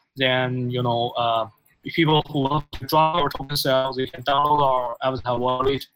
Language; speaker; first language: English; non-native, fluent; Chinese